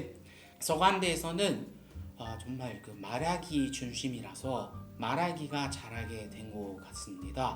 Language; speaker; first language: Korean; non-native, learner; Japanese